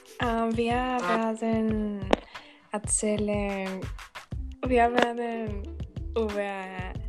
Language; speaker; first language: German; non-native, learner; Spanish